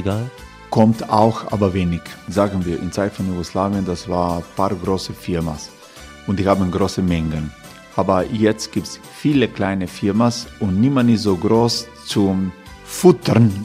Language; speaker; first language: German; non-native, learner; Croatian